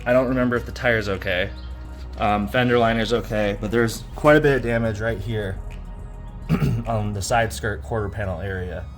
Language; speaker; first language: English; native; English